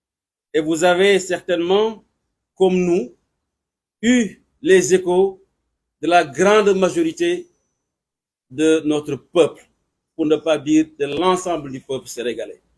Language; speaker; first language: French; non-native, local second language; Wolof